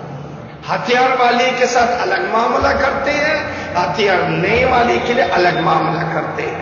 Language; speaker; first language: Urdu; non-native, learner; Uyghur